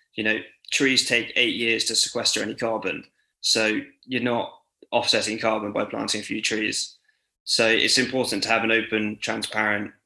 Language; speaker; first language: English; native; English